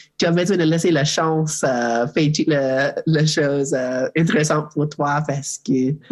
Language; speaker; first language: French; non-native, learner; English